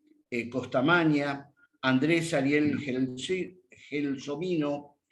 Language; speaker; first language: Spanish; native; Spanish